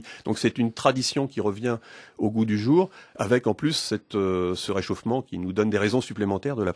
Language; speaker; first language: French; native; French